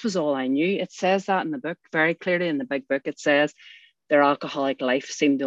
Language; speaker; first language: English; native; English